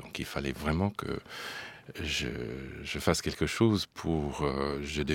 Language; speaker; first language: French; non-native, fluent; English